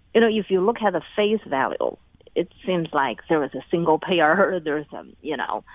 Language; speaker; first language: English; non-native, fluent; Chinese